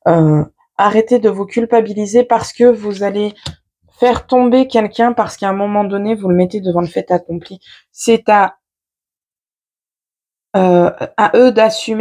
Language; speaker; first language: French; native; French